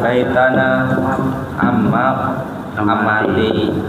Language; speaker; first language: Arabic; non-native, learner; Indonesian